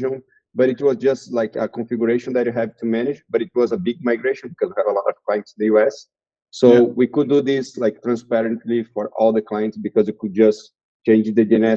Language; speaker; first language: English; non-native, fluent; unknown